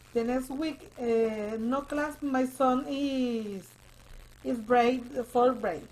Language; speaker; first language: English; non-native, learner; Spanish